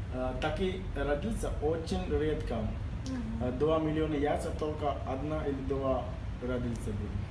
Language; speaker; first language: Russian; non-native, learner; Sinhala